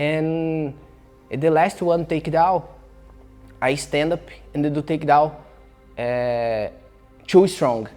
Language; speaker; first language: English; non-native, learner; Portuguese